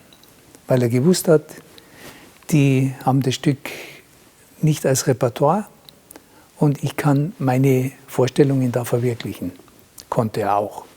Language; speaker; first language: German; native; German